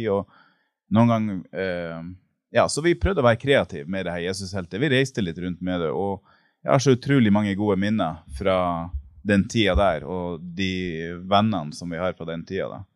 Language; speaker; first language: Norwegian; native; Norwegian